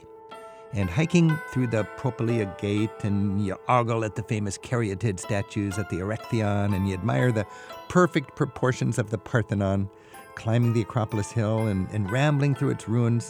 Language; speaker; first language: English; native; English